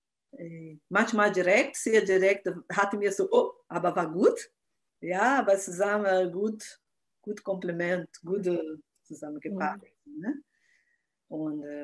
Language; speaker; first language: German; non-native, learner; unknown